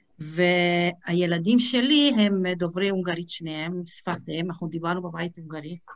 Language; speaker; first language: Hebrew; non-native, fluent; Hungarian